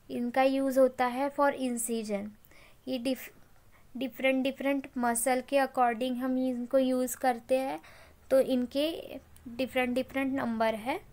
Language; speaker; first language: Hindi; non-native, local second language; Marathi